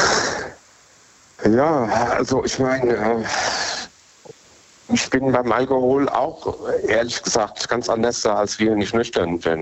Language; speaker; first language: German; native; German